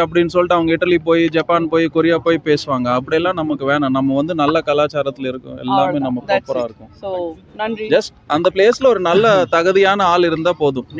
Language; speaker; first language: Tamil; non-native, learner; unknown